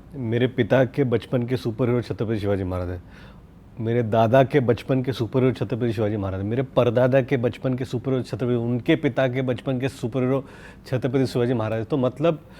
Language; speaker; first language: Hindi; non-native, local second language; Marathi